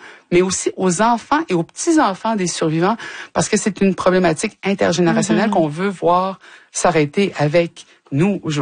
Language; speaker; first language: French; native; French